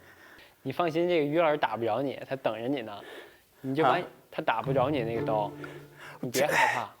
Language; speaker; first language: Chinese; native; Chinese